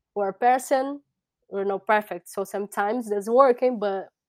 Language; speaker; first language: English; non-native, learner; Portuguese